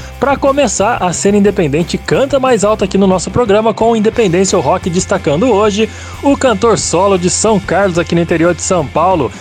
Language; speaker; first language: Portuguese; native; Portuguese